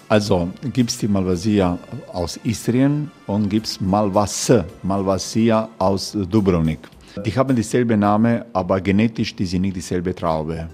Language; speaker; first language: German; non-native, learner; Croatian